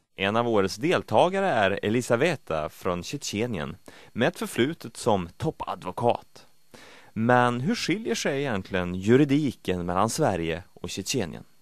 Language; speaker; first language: Swedish; native; Swedish